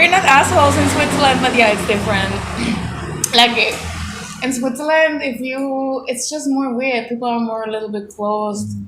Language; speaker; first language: English; non-native, fluent; Swiss German